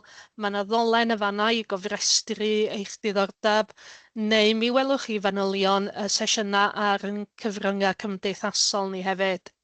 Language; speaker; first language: Welsh; native; Welsh